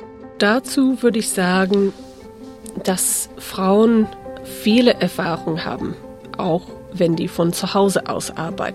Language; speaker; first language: German; non-native, fluent; English